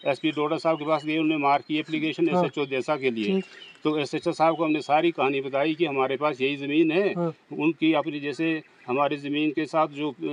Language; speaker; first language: Hindi; native; Hindi